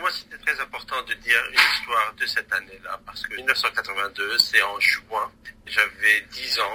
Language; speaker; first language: French; non-native, local second language; Arabic